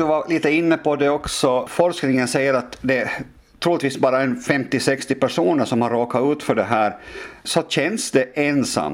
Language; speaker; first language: Swedish; native; Swedish